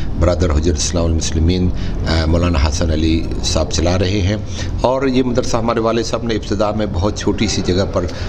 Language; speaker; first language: Urdu; non-native, local second language; Punjabi